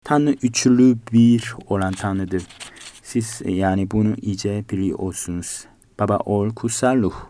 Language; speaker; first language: Turkish; non-native, fluent; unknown